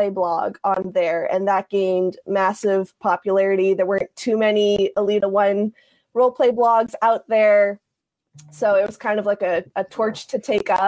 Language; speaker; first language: English; native; English